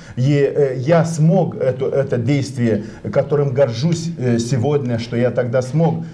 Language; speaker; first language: Russian; non-native, local second language; Romanian